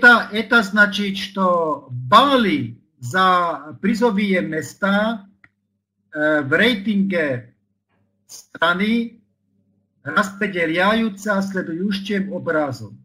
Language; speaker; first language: Polish; non-native, learner; Slovak